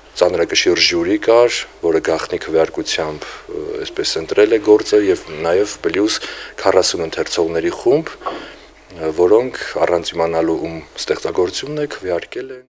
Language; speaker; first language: Armenian; native; Armenian